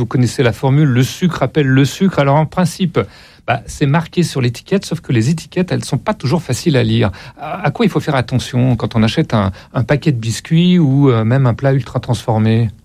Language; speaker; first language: French; native; French